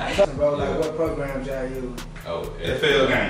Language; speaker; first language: English; native; English